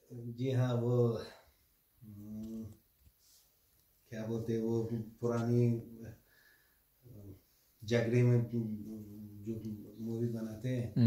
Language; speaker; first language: Hindi; non-native, fluent; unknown